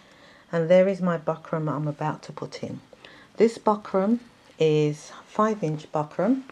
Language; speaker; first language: English; native; English